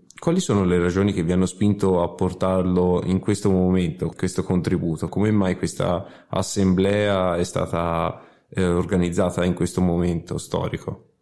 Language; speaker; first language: Italian; native; Italian